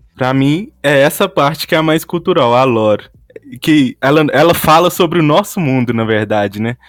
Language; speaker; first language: Portuguese; native; Portuguese